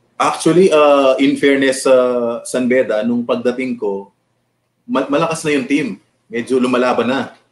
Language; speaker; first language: Filipino; native; Filipino